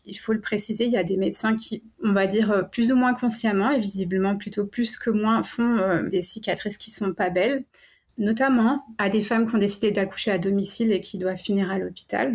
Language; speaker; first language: French; native; French